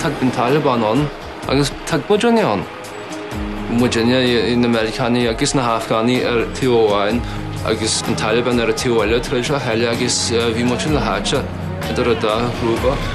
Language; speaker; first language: Irish; non-native, fluent; English